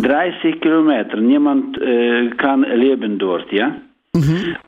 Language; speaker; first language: German; non-native, learner; Ukrainian